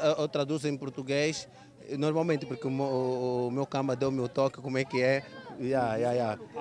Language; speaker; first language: Portuguese; native; Portuguese